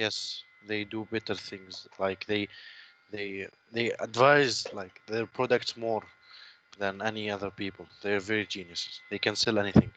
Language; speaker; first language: English; non-native, learner; Arabic